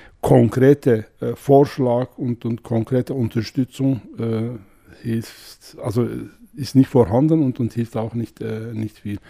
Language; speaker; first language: German; non-native, fluent; Kurdish